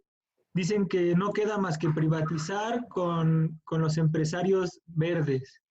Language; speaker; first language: Spanish; native; Spanish